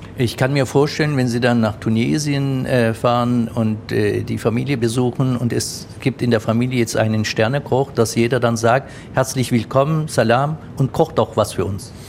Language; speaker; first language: German; early bilingual, other home language; Turkish